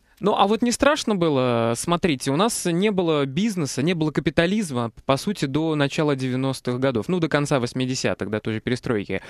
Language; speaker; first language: Russian; native; Russian